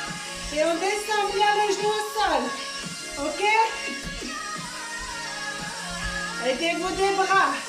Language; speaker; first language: French; native; French